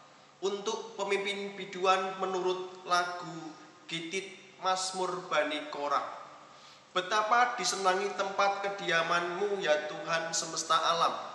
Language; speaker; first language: Indonesian; native; Indonesian